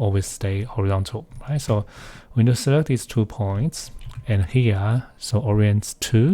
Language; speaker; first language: English; non-native, fluent; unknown